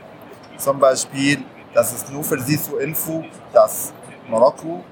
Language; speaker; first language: German; non-native, fluent; Arabic